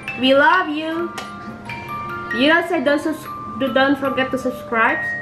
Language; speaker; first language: English; non-native, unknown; Indonesian